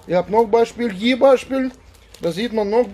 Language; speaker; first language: German; non-native, learner; Russian